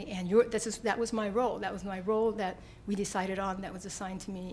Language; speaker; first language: English; native; English